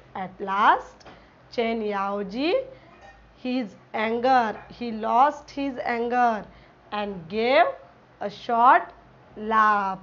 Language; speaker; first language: English; non-native, local second language; Marathi